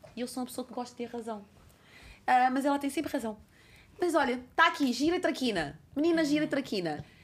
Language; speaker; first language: Portuguese; non-native, local second language; Kabuverdianu